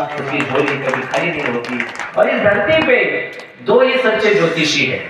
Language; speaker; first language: Hindi; non-native, local second language; Marathi